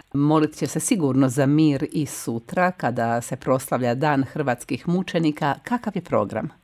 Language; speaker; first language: Croatian; native; Croatian